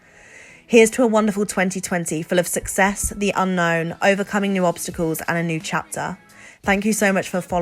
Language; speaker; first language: English; native; English